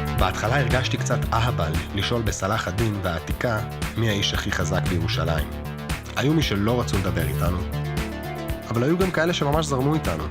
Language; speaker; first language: Hebrew; native; Hebrew